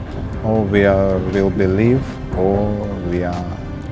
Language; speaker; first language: English; non-native, learner; Ukrainian